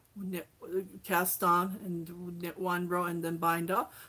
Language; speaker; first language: English; native; English